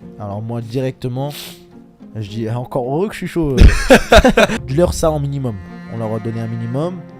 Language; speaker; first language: French; early bilingual, other home language; Chechen